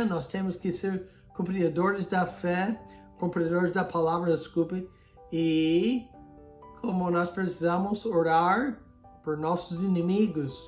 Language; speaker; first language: Portuguese; non-native, fluent; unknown